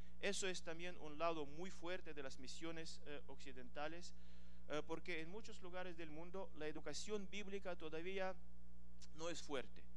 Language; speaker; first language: Spanish; non-native, fluent; Ukrainian